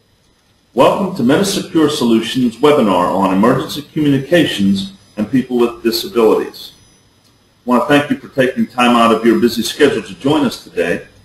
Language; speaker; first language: English; native; English